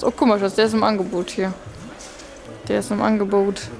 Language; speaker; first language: German; native; German